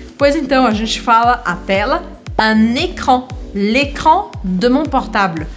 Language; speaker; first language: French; non-native, fluent; Portuguese